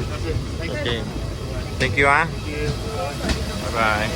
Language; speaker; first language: English; non-native, learner; Tamil